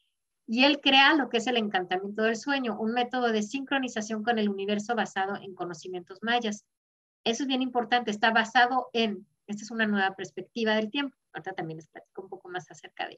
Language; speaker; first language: Spanish; native; Spanish